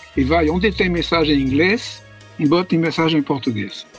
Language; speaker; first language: Portuguese; non-native, fluent; French